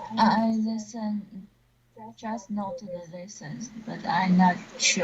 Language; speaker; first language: English; non-native, learner; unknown